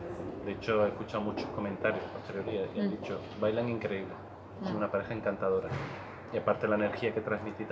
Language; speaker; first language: Spanish; native; Spanish